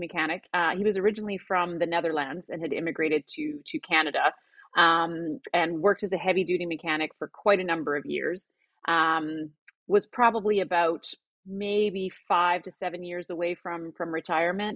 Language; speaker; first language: English; native; English